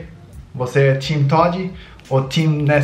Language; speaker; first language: Portuguese; non-native, learner; English